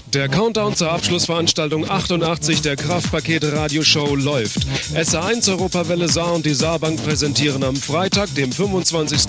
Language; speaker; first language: German; native; German